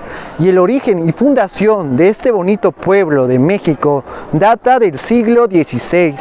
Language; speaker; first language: Spanish; native; Spanish